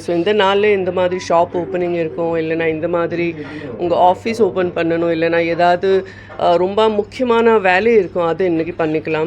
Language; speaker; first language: Tamil; non-native, local second language; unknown